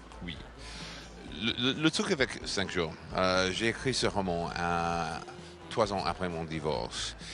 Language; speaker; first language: French; non-native, fluent; English